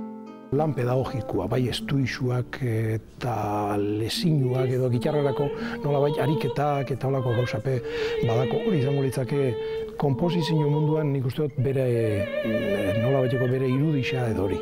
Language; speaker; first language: Basque; native; Basque